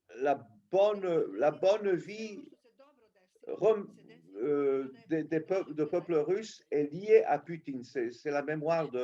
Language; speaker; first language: French; non-native, local second language; Serbian